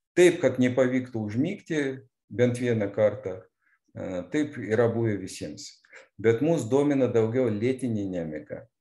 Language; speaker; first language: Lithuanian; non-native, local second language; Russian